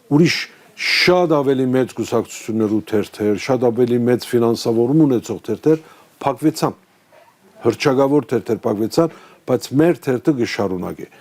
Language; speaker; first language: Armenian; early bilingual, heritage; Armenian